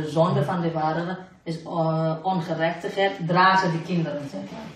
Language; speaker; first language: Dutch; non-native, fluent; Indonesian